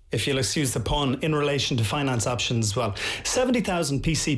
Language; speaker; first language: English; native; English